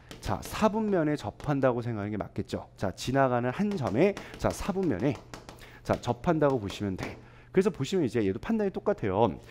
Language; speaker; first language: Korean; native; Korean